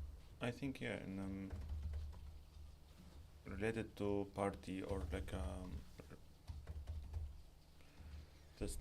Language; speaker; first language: English; non-native, learner; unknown